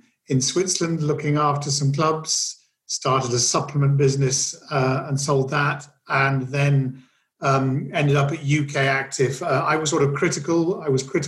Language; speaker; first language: English; native; English